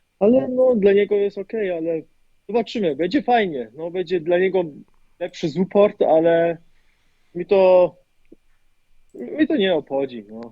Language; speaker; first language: Polish; early bilingual, heritage; German